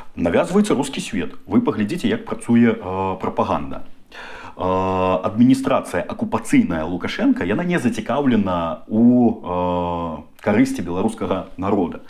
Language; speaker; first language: Belarusian; non-native, local second language; Russian